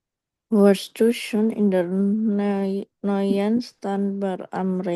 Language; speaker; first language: German; non-native, learner; Indonesian